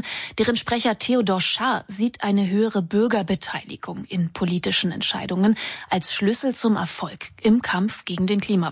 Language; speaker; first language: German; native; German